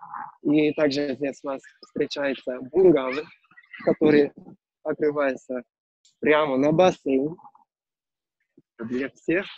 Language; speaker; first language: Russian; non-native, learner; Turkish